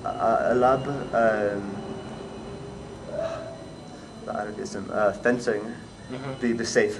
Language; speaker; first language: Arabic; non-native, learner; English